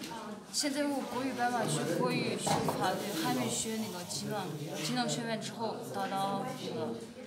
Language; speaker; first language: Chinese; non-native, local second language; Uyghur